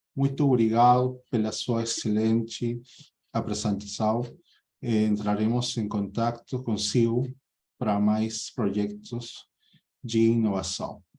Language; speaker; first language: Portuguese; non-native, fluent; Spanish